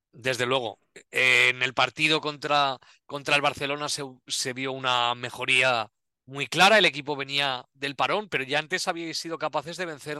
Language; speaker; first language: Spanish; native; Spanish